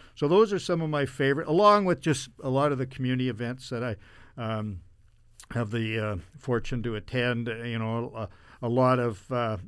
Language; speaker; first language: English; native; English